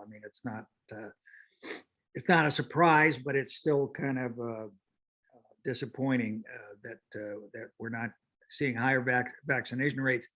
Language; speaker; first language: English; native; English